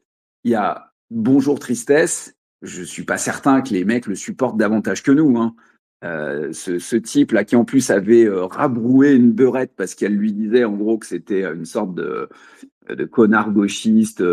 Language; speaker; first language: French; native; French